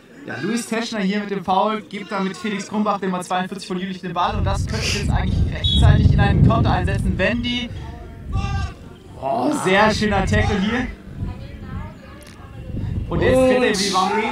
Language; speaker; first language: German; native; German